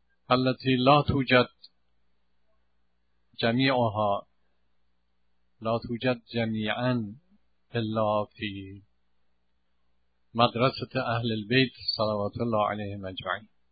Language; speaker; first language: Arabic; non-native, fluent; Persian